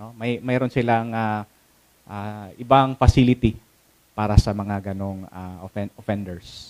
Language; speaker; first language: Filipino; native; Filipino